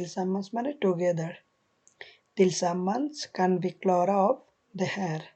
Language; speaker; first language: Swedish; non-native, fluent; Bangla